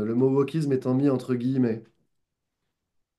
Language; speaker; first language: French; native; French